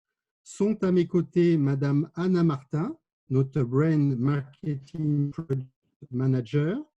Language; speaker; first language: French; native; French